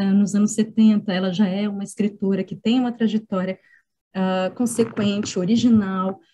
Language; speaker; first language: Portuguese; native; Portuguese